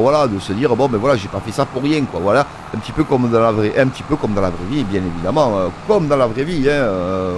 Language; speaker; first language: French; native; French